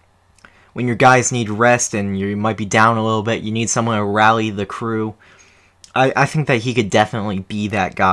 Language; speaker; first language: English; native; English